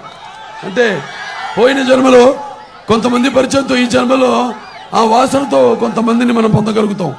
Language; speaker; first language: Telugu; native; Telugu